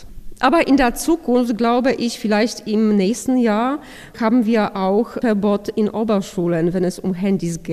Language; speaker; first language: German; non-native, fluent; Polish